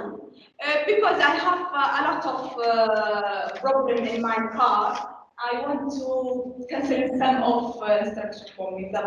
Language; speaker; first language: English; non-native, learner; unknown